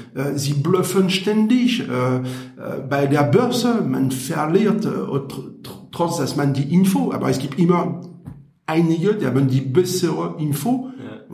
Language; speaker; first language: German; non-native, learner; French